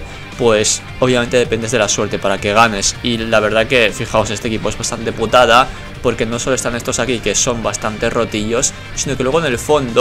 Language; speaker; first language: Spanish; native; Spanish